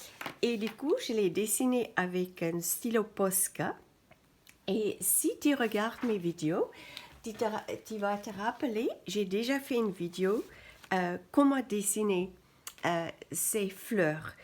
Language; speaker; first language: French; non-native, fluent; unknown